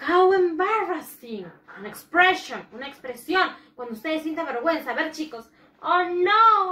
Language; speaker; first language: Spanish; native; Spanish